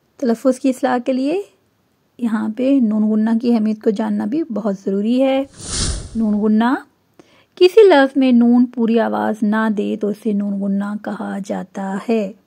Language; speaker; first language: Urdu; native; Urdu